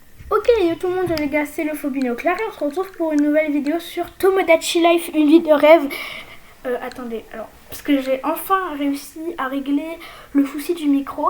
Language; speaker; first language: French; native; French